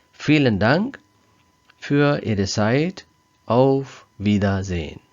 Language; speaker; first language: German; non-native, fluent; Urdu